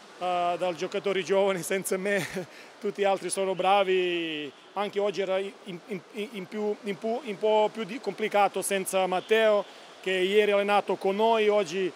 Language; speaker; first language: Italian; non-native, learner; Serbian